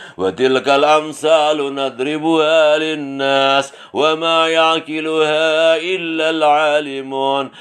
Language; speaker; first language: Arabic; non-native, learner; Indonesian